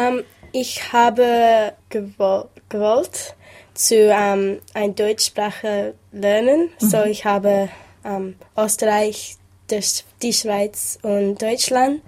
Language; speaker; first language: German; non-native, learner; English